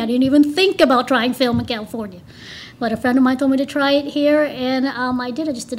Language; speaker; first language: English; non-native, local second language; Cebuano